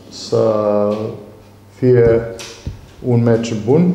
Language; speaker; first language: Romanian; non-native, learner; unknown